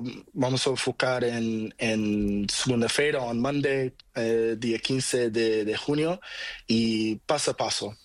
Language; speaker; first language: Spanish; non-native, learner; Portuguese